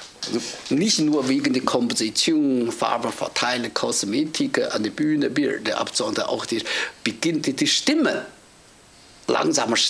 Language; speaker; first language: German; non-native, learner; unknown